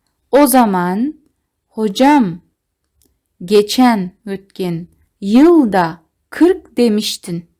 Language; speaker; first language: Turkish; non-native, fluent; Kazakh